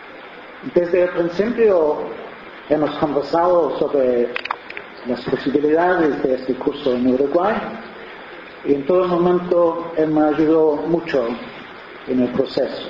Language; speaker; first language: Spanish; non-native, fluent; English